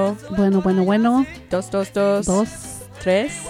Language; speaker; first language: Spanish; non-native, learner; English